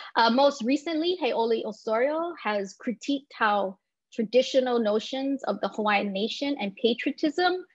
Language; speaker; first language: English; native; English